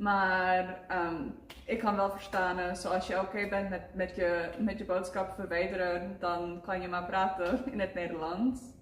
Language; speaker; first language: Dutch; non-native, learner; Afrikaans